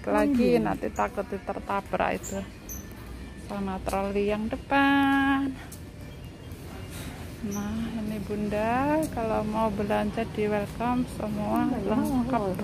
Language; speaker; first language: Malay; non-native, local second language; Javanese